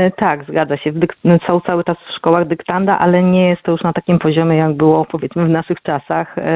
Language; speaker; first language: Polish; native; Polish